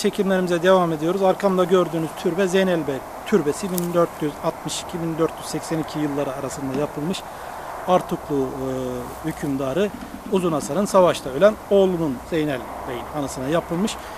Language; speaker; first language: Turkish; native; Turkish